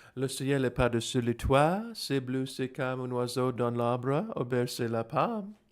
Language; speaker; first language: French; non-native, learner; English